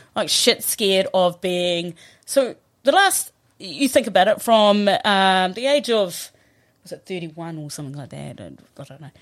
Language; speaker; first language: English; native; English